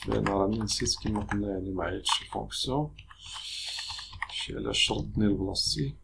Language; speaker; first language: Arabic; native; Arabic